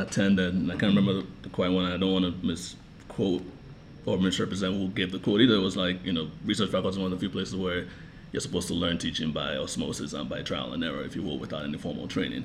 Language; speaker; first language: English; non-native, local second language; Yoruba